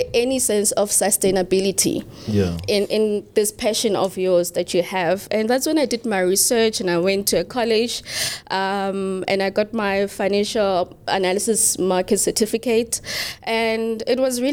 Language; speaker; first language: English; non-native, local second language; Southern Sotho